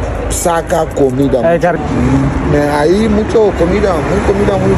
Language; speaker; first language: Spanish; non-native, learner; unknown